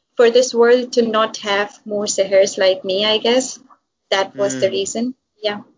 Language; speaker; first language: English; non-native, local second language; Urdu